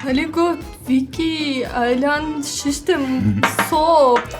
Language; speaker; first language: Persian; non-native, learner; Russian